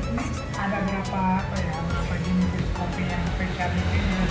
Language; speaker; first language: Indonesian; non-native, learner; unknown